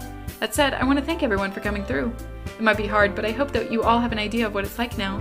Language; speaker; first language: English; native; English